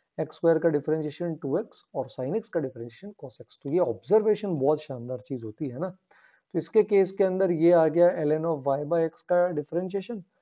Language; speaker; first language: Hindi; native; Hindi